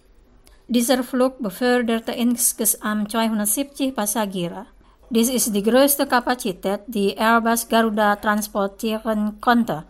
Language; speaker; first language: German; non-native, fluent; Indonesian